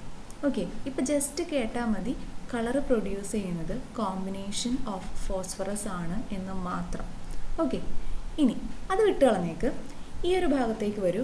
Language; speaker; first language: Malayalam; native; Malayalam